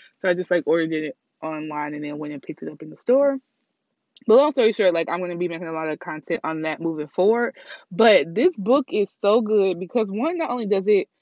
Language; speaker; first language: English; native; English